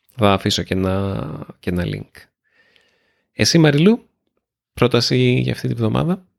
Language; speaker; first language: Greek; native; Greek